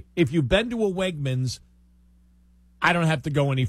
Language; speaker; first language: English; native; English